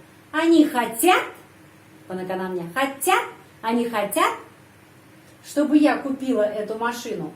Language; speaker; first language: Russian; non-native, fluent; Indonesian